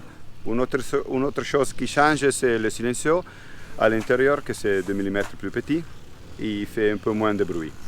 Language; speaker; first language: French; non-native, learner; Italian